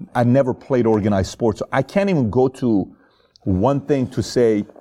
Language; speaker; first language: English; non-native, fluent; Persian